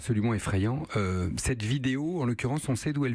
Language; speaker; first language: French; native; French